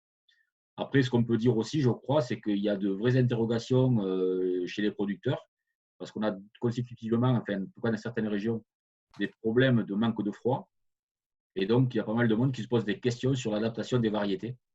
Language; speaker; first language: French; native; French